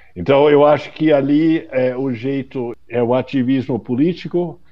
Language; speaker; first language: Portuguese; non-native, fluent; English